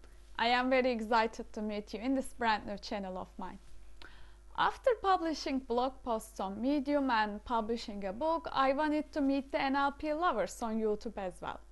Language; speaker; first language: English; non-native, fluent; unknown